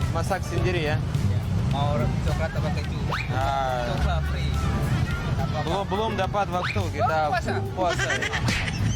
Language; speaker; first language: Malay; non-native, learner; English